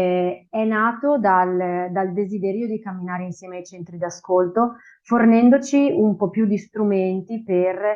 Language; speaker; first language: Italian; native; Italian